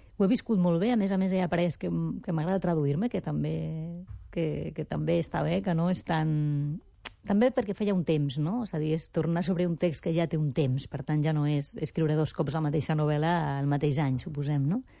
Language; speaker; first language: Catalan; non-native, local second language; Spanish